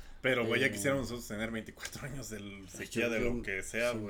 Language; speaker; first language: Spanish; native; Spanish